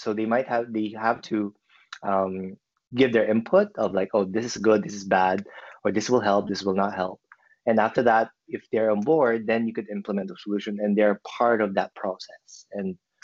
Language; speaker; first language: English; non-native, local second language; Filipino